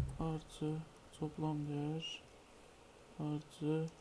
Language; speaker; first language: Turkish; native; Turkish